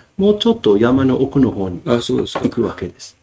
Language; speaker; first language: Japanese; non-native, fluent; English